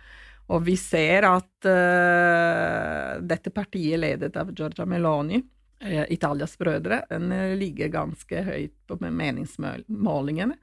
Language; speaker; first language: Norwegian; non-native, fluent; Italian